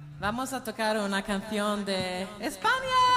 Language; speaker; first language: Spanish; non-native, learner; Swedish